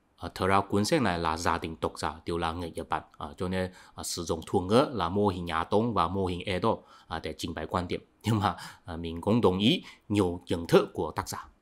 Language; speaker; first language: Vietnamese; non-native, fluent; Chinese